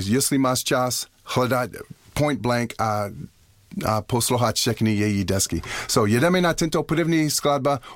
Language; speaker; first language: Czech; non-native, learner; English